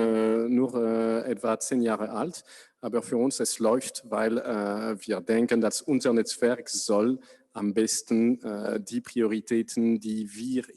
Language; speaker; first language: German; non-native, fluent; French